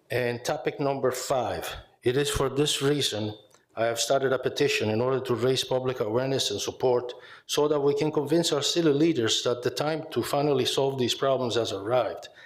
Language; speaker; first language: English; non-native, fluent; Italian